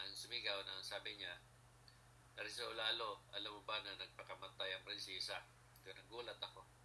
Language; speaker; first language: Filipino; non-native, local second language; Cebuano